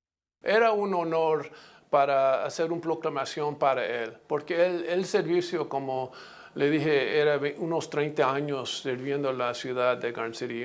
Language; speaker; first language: Spanish; non-native, learner; English